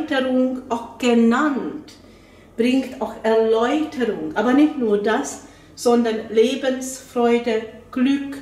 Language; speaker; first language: German; non-native, fluent; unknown